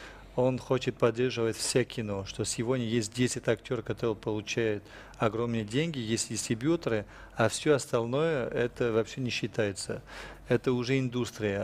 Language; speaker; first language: Russian; non-native, fluent; French